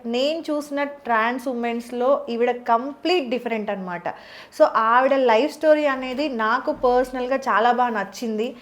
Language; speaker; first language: Telugu; native; Telugu